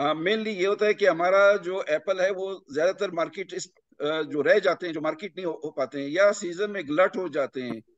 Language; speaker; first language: Urdu; non-native, local second language; Punjabi